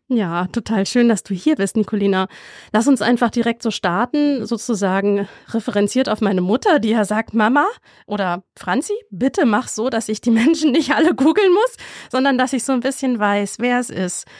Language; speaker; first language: German; native; German